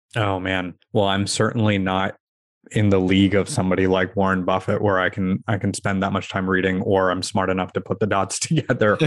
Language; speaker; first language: English; early bilingual, other home language; Hindi